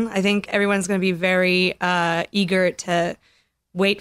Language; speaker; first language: English; non-native, fluent; French